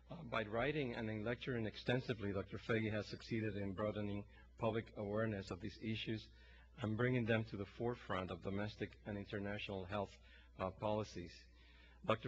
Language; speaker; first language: English; non-native, local second language; Spanish